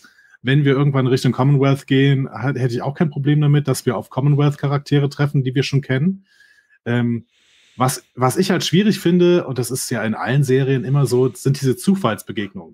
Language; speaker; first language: German; native; German